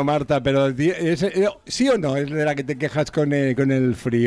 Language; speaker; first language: Spanish; native; Spanish